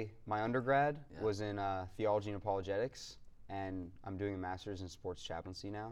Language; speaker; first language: English; native; English